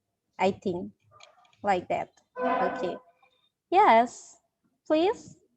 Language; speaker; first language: English; non-native, learner; Indonesian